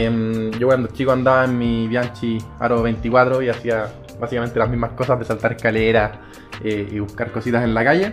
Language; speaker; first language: Spanish; native; Spanish